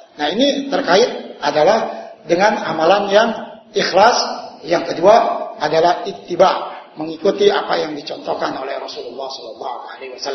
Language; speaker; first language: Indonesian; native; Indonesian